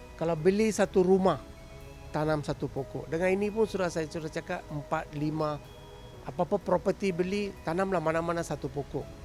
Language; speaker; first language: Malay; non-native, local second language; Tamil